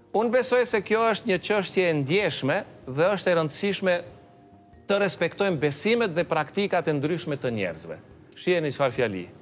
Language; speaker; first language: Albanian; native; Albanian